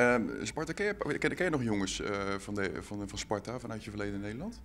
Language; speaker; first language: Dutch; native; Dutch